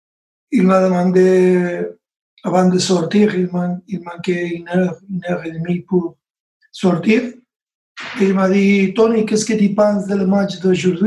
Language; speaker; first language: French; non-native, learner; Spanish